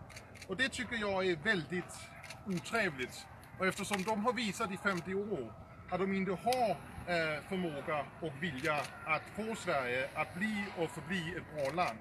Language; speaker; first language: Swedish; early bilingual, heritage; Danish